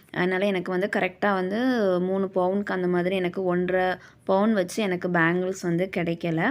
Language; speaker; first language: Tamil; native; Tamil